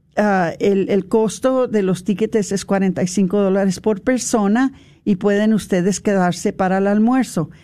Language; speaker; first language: Spanish; early bilingual, heritage; Spanish